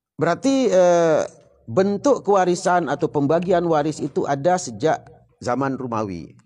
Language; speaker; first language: Indonesian; non-native, local second language; Sasak